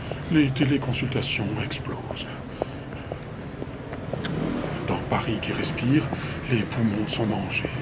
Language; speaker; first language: French; native; French